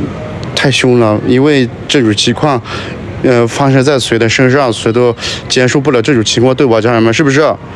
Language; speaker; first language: Chinese; native; Chinese